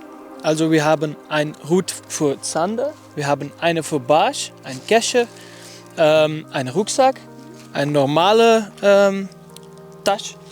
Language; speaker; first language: German; non-native, learner; Dutch